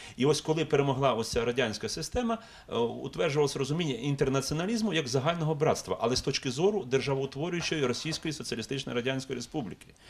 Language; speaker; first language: Ukrainian; native; Ukrainian